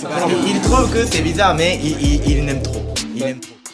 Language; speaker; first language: French; non-native, fluent; Japanese